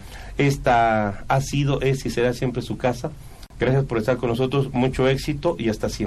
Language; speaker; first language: Spanish; native; Spanish